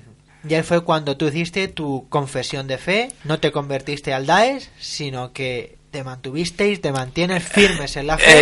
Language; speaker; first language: Spanish; native; Spanish